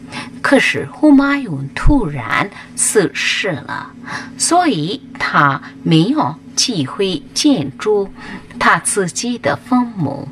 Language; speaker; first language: Chinese; non-native, fluent; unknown